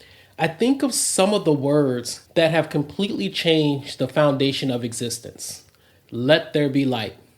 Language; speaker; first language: English; native; English